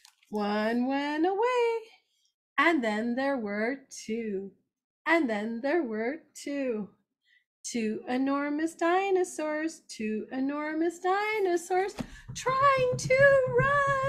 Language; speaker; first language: English; native; English